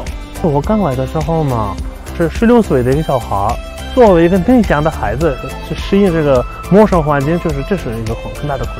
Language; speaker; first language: Chinese; non-native, fluent; Turkmen